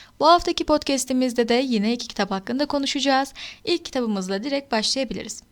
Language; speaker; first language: Turkish; native; Turkish